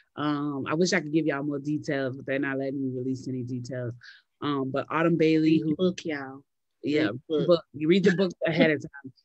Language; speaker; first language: English; native; English